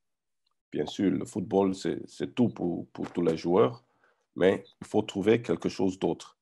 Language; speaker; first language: French; non-native, learner; English